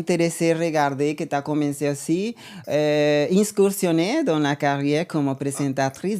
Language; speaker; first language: French; non-native, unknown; Spanish